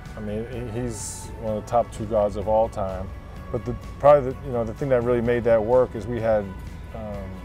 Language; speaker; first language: English; native; English